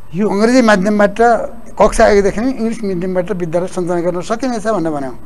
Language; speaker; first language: Nepali; native; Nepali